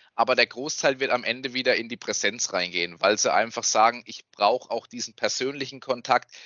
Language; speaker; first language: German; native; German